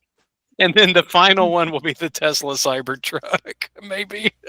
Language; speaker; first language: English; native; English